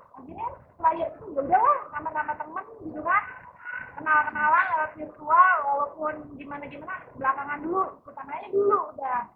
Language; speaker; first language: Indonesian; native; Indonesian